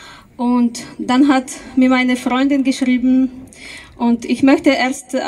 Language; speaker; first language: German; non-native, fluent; Ukrainian